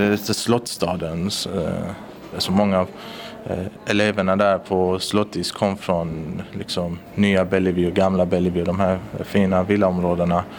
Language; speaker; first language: Swedish; early bilingual, other home language; Persian